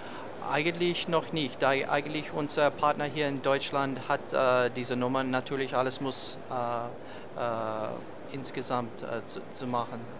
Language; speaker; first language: German; non-native, learner; English